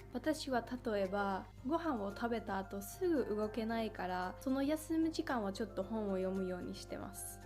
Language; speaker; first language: Japanese; non-native, fluent; Finnish